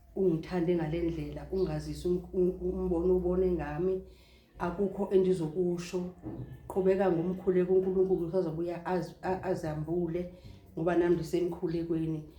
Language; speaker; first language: Zulu; non-native, local second language; Xhosa